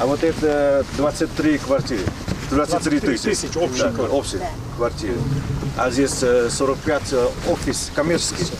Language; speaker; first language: Russian; non-native, learner; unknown